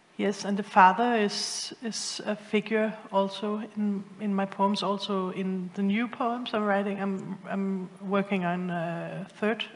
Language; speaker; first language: English; non-native, fluent; Danish